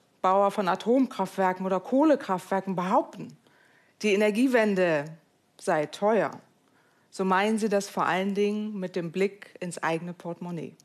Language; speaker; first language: German; native; German